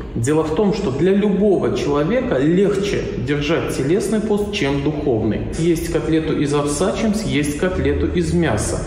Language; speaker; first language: Russian; native; Russian